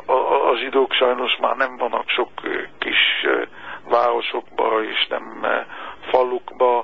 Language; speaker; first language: Hungarian; non-native, fluent; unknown